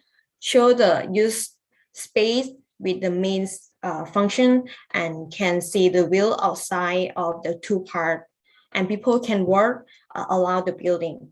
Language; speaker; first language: English; non-native, learner; Lao